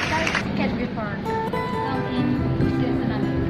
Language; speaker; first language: English; non-native, learner; Indonesian